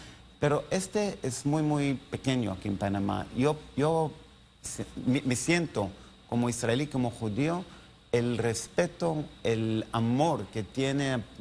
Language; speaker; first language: Spanish; non-native, learner; Hebrew